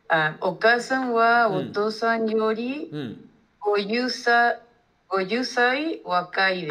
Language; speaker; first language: Japanese; non-native, learner; Spanish